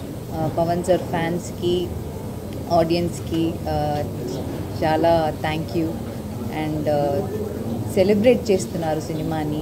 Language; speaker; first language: Telugu; non-native, learner; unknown